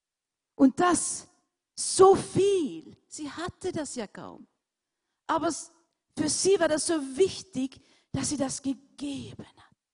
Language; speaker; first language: German; non-native, fluent; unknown